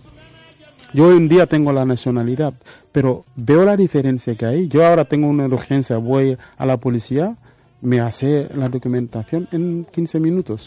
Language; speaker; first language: Spanish; non-native, fluent; Wolof